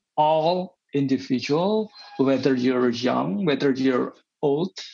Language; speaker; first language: English; non-native, fluent; Indonesian